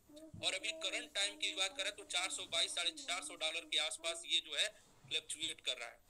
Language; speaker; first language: Hindi; native; Hindi